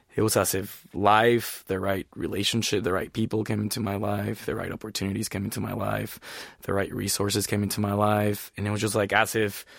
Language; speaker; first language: English; early bilingual, other home language; Spanish